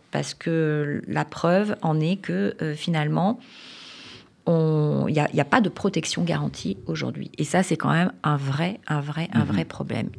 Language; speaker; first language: French; native; French